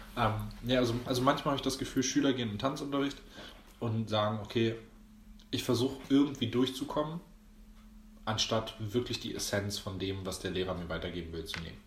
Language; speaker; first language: German; early bilingual, other home language; Greek